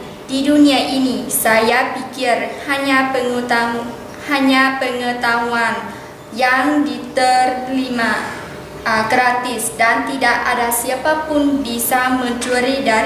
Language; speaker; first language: Indonesian; non-native, learner; Lao